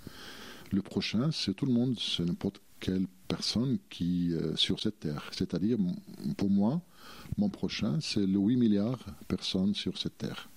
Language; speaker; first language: French; non-native, fluent; Arabic